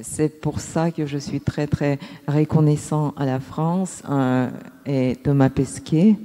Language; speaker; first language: French; non-native, learner; Russian